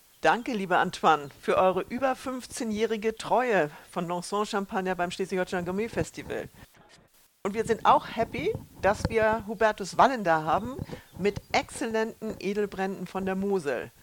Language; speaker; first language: German; native; German